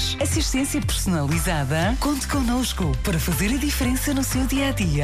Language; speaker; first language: Portuguese; native; Portuguese